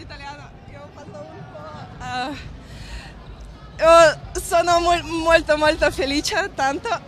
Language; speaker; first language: Italian; non-native, learner; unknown